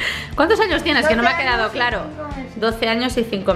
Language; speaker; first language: Spanish; native; Spanish